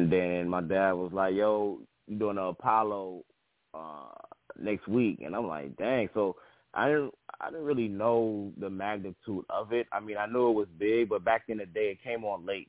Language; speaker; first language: English; native; English